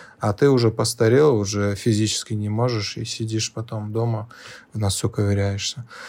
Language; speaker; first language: Russian; non-native, local second language; Lezghian